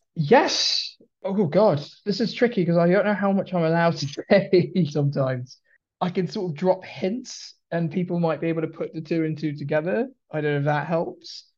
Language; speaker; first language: English; early bilingual, other home language; Filipino